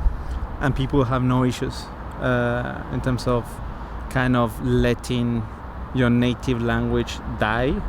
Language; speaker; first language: English; non-native, fluent; Spanish